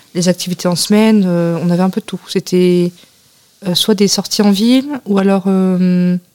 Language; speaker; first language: French; native; French